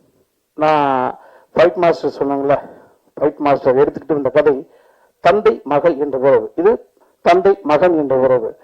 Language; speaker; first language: Tamil; native; Tamil